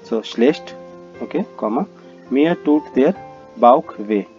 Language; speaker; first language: German; non-native, fluent; Hindi